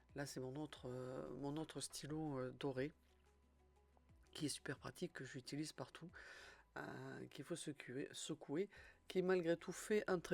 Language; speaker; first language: French; native; French